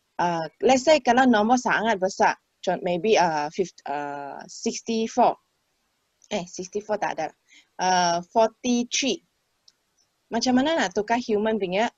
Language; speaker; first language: Malay; non-native, local second language; Chinese